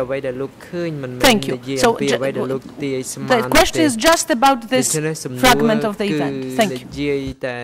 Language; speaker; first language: English; non-native, fluent; French